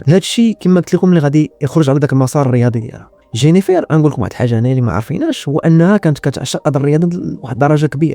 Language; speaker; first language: Arabic; native; Arabic